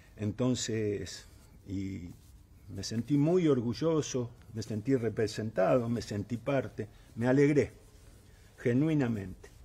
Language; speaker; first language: Spanish; native; Spanish